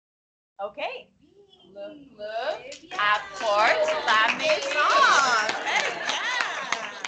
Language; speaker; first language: French; non-native, fluent; English